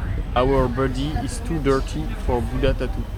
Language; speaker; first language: English; non-native, learner; French